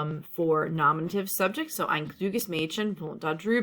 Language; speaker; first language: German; non-native, fluent; English